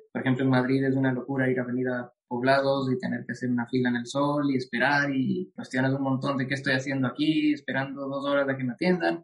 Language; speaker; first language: Spanish; native; Spanish